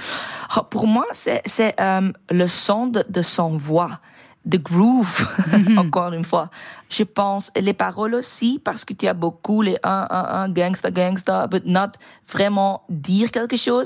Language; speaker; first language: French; non-native, learner; Dutch